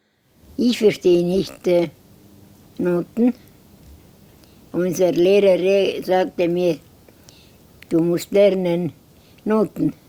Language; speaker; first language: German; non-native, learner; Estonian